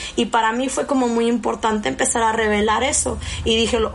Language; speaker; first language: Spanish; early bilingual, heritage; Spanish